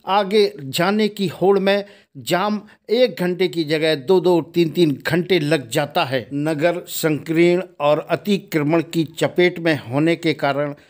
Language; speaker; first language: Hindi; native; Hindi